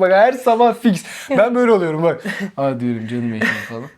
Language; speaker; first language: Turkish; native; Turkish